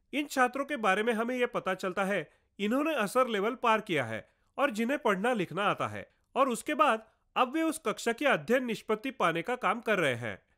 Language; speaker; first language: Hindi; non-native, local second language; Marathi